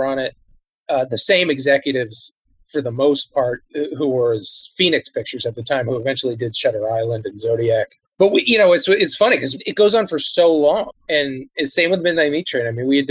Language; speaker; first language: English; native; English